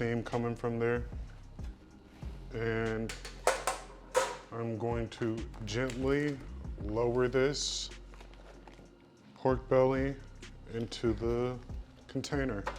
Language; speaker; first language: English; native; English